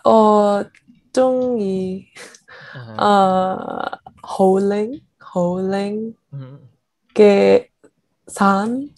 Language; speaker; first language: Cantonese; non-native, learner; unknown